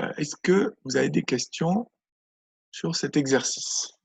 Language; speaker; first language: French; native; French